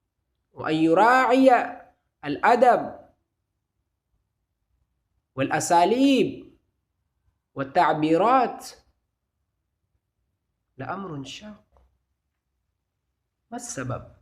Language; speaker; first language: Arabic; non-native, fluent; Urdu